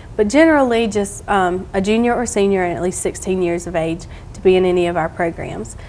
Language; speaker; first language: English; native; English